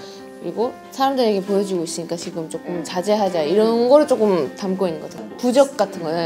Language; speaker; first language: Korean; native; Korean